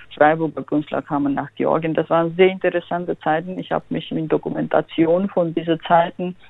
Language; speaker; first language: German; non-native, fluent; Georgian